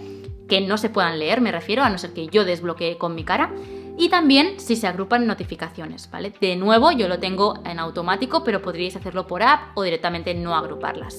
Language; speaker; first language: Spanish; native; Spanish